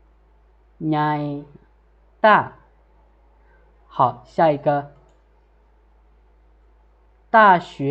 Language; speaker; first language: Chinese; non-native, fluent; Lao